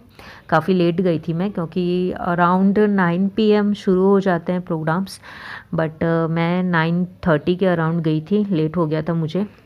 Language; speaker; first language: Hindi; native; Hindi